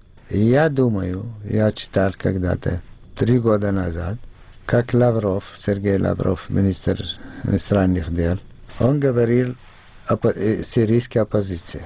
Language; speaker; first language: Russian; non-native, fluent; Arabic